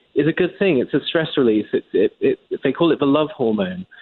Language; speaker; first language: English; native; English